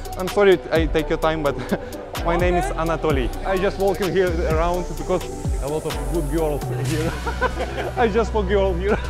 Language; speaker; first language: English; non-native, learner; Russian